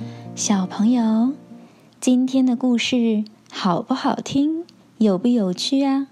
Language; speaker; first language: Chinese; native; Chinese